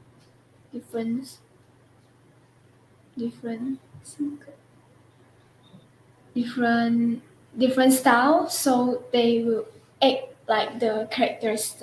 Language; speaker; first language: English; non-native, local second language; Chinese